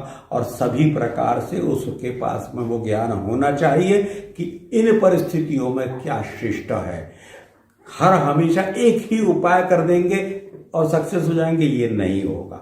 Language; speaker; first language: Hindi; native; Hindi